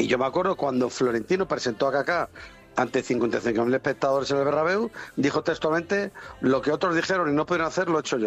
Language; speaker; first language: Spanish; native; Spanish